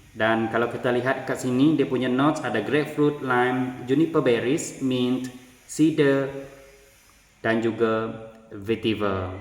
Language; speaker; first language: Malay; native; Malay